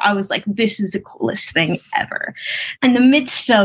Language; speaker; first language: English; early bilingual, other home language; Spanish